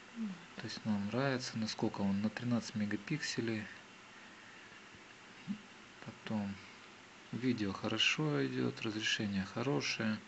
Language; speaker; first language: Russian; native; Russian